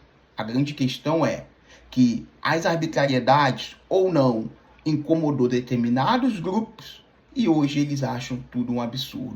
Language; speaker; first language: Portuguese; native; Portuguese